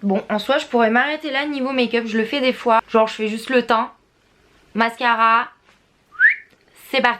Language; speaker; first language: French; native; French